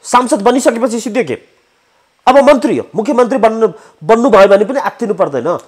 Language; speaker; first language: Nepali; native; Nepali